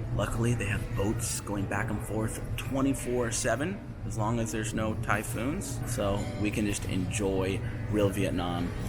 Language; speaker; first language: English; native; English